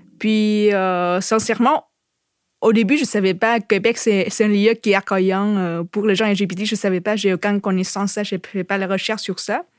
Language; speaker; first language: French; non-native, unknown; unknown